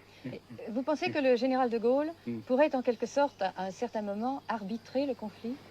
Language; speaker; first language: French; native; French